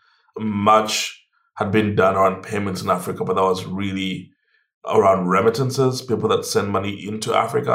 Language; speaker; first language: English; non-native, local second language; Ganda